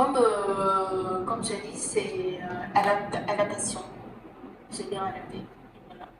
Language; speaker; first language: French; non-native, fluent; Vietnamese